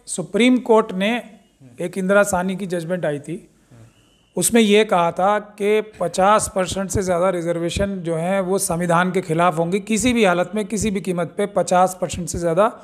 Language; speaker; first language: Hindi; native; Hindi